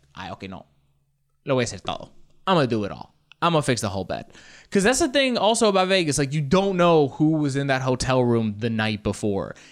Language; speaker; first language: English; native; English